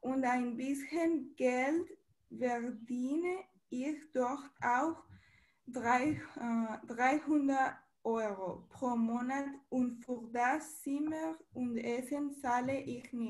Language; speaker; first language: German; non-native, learner; Spanish